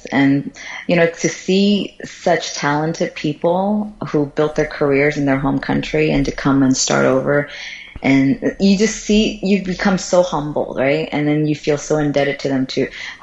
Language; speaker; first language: English; early bilingual, other home language; Cantonese